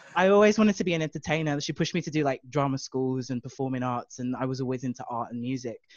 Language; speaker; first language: English; native; English